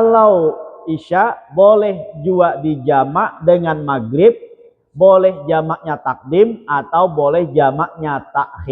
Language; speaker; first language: Indonesian; non-native, local second language; Banjar